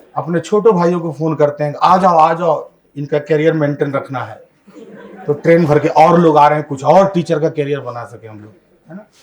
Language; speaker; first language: Hindi; native; Hindi